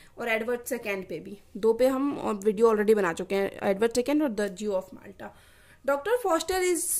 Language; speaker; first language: Hindi; native; Hindi